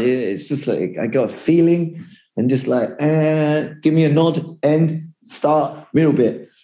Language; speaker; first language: English; native; English